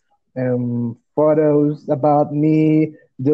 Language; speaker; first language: English; non-native, learner; Spanish